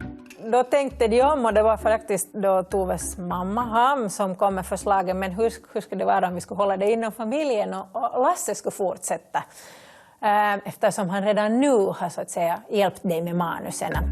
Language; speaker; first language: Swedish; native; Swedish